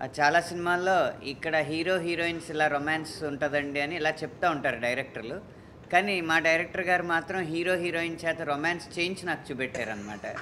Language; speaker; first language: Telugu; native; Telugu